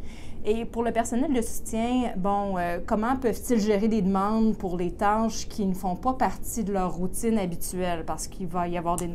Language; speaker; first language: French; native; French